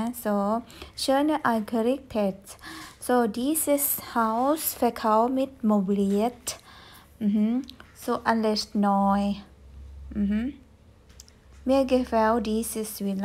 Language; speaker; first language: German; non-native, fluent; Thai